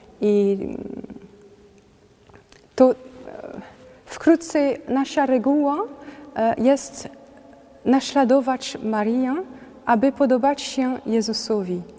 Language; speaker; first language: Polish; non-native, learner; French